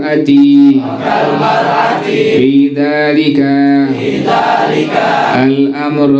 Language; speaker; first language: Arabic; non-native, fluent; Indonesian